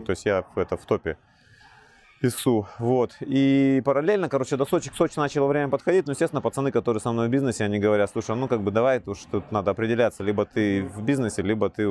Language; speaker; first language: Russian; native; Russian